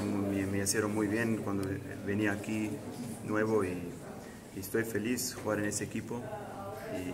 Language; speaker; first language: Spanish; early bilingual, heritage; Spanish